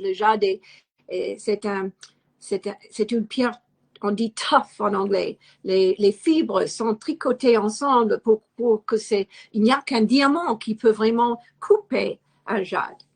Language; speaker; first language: French; non-native, fluent; English